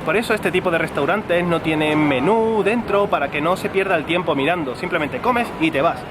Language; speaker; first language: Spanish; native; Spanish